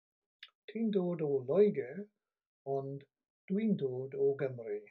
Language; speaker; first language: Welsh; non-native, learner; English